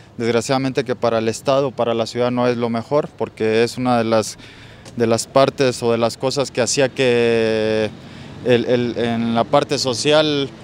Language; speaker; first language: Spanish; native; Spanish